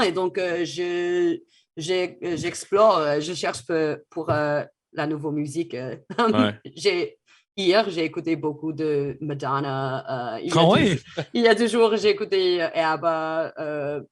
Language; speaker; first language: French; non-native, fluent; English